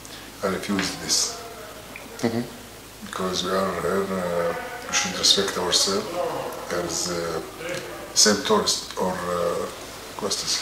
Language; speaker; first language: English; non-native, learner; Arabic